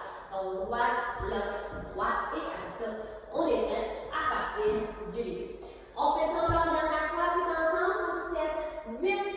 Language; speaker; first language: French; native; French